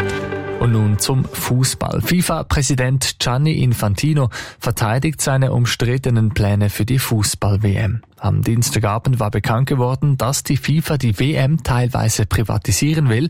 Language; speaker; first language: German; native; German